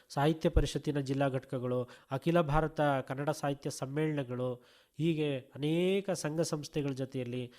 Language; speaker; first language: Kannada; native; Kannada